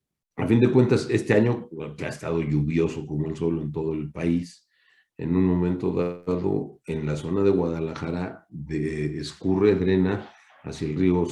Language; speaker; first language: Spanish; native; Spanish